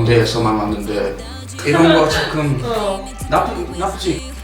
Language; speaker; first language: Korean; non-native, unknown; English